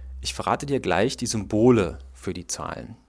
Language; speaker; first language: German; native; German